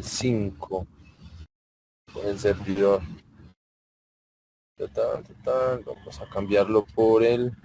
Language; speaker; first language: Spanish; native; Spanish